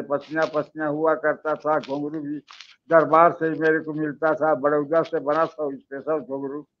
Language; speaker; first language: Hindi; native; Hindi